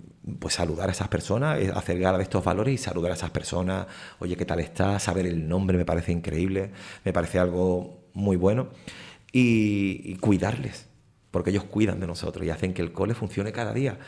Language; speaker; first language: Spanish; native; Spanish